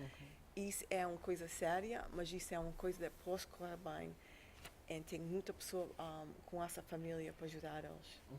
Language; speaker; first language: Portuguese; early bilingual, heritage; English